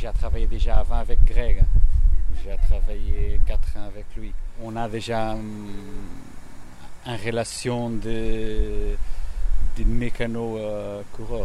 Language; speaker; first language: French; non-native, learner; Dutch